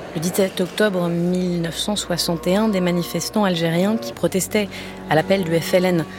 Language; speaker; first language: French; native; French